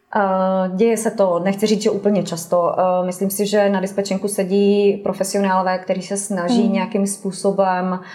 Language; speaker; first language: Czech; native; Czech